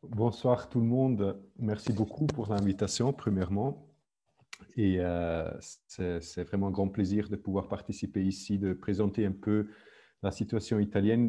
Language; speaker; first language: French; non-native, fluent; Italian